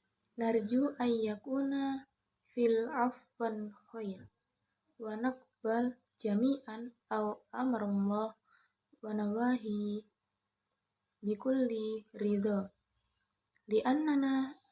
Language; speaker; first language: Arabic; non-native, learner; Indonesian